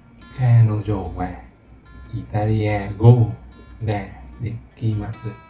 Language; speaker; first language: Japanese; non-native, learner; Vietnamese